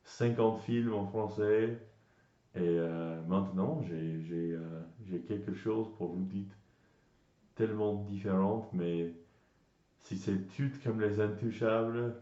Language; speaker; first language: French; non-native, learner; English